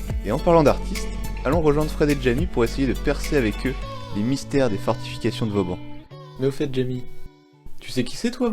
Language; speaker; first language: French; native; French